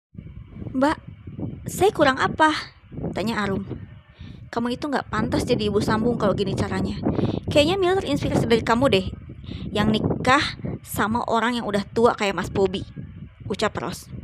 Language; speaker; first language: Indonesian; native; Indonesian